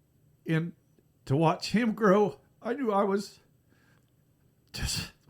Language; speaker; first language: English; native; English